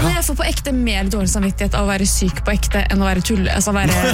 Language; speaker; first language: Norwegian; native; Norwegian